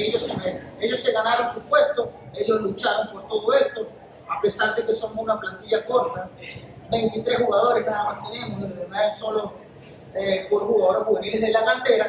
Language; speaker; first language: Spanish; native; Spanish